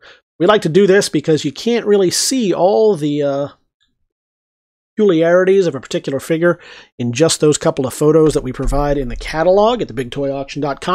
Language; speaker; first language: English; native; English